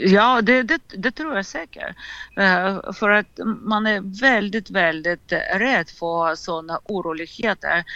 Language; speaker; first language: Swedish; non-native, fluent; Russian